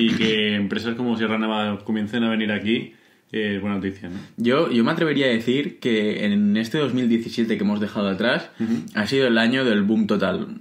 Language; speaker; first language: Spanish; native; Spanish